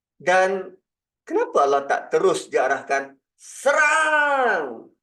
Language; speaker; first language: Malay; native; Malay